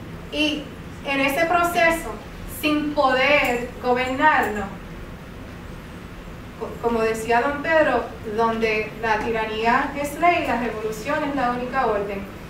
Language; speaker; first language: Spanish; early bilingual, heritage; Spanish